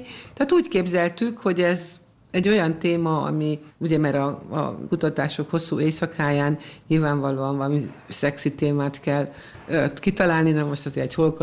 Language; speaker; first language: Hungarian; native; Hungarian